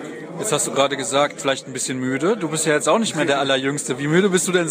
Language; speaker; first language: German; native; German